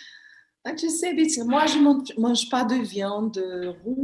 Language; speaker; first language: French; non-native, fluent; Portuguese